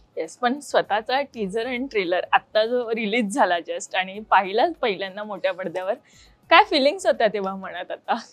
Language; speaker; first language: Marathi; native; Marathi